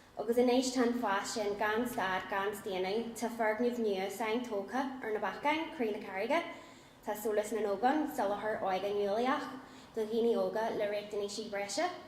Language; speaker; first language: Irish; non-native, local second language; English